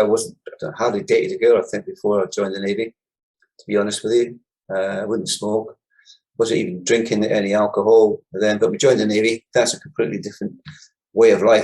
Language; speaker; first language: English; native; English